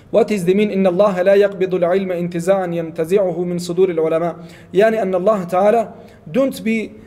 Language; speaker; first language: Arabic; non-native, fluent; Malay